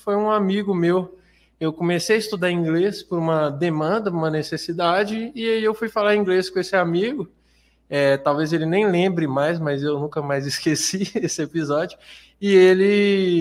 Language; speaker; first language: Portuguese; native; Portuguese